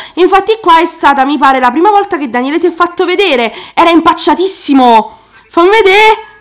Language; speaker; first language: Italian; native; Italian